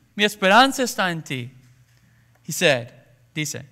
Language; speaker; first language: English; native; English